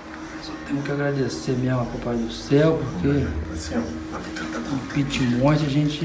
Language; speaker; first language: Portuguese; native; Portuguese